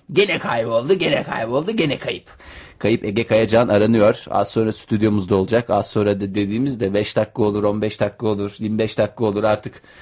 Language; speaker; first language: Turkish; native; Turkish